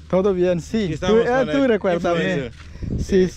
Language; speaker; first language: Spanish; non-native, learner; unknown